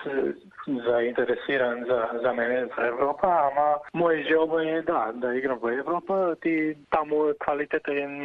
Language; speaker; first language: Macedonian; early bilingual, heritage; Macedonian